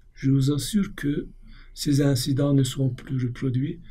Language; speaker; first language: French; non-native, fluent; Turkish